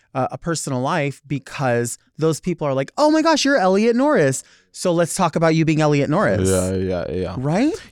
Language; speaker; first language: English; native; English